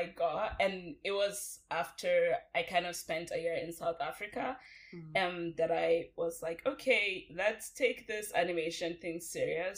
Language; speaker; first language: English; non-native, local second language; Hausa